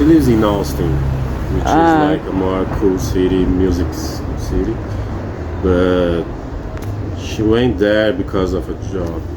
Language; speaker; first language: English; non-native, fluent; Portuguese